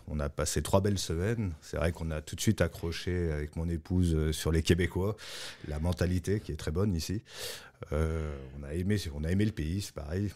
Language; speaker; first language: French; native; French